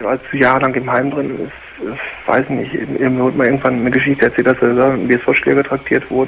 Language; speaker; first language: German; native; German